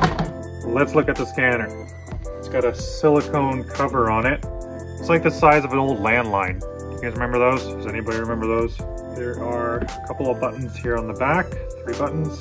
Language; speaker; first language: English; native; English